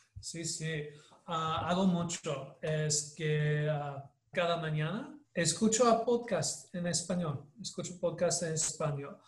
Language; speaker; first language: Spanish; non-native, learner; English